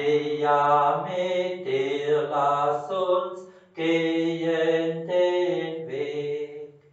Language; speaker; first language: German; native; German